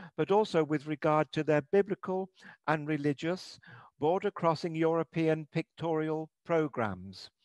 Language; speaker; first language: English; native; English